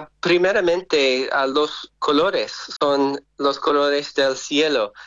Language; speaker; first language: Spanish; non-native, learner; English